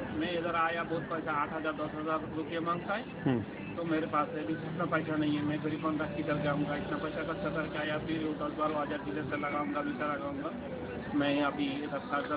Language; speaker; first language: Hindi; non-native, learner; Bangla